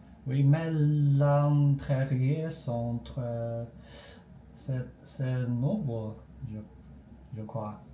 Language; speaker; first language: French; non-native, learner; Chinese